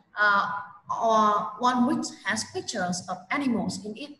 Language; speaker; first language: English; non-native, fluent; Vietnamese